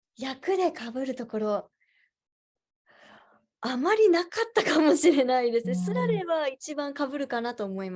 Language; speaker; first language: Japanese; native; Japanese